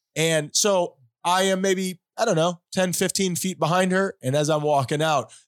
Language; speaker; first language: English; native; English